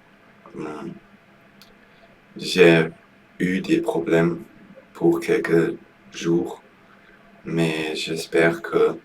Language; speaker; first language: French; non-native, learner; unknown